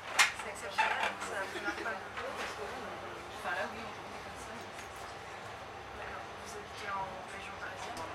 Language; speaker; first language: French; native; French